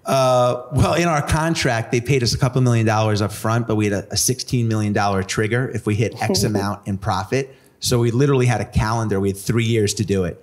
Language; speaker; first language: English; native; English